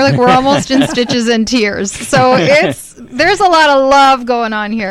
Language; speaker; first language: English; early bilingual, other home language; Italian